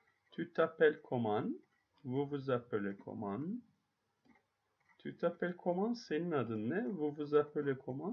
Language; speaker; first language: French; non-native, learner; Turkish